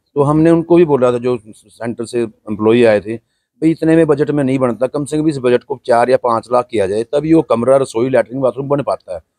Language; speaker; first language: Hindi; native; Hindi